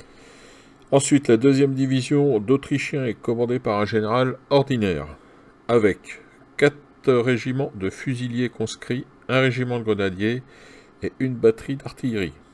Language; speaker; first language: French; native; French